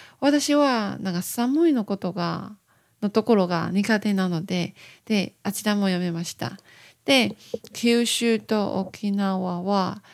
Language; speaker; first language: Japanese; non-native, learner; Chinese